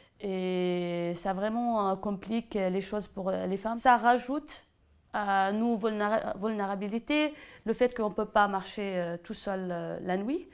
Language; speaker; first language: French; non-native, fluent; Arabic